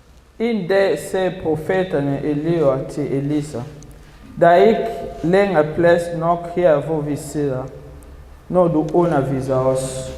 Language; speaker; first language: Danish; non-native, fluent; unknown